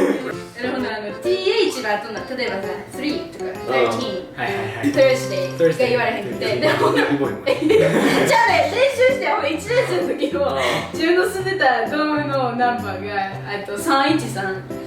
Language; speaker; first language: Japanese; native; Japanese